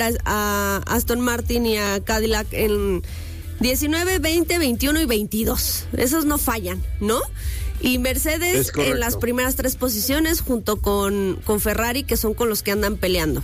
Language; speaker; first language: Spanish; native; Spanish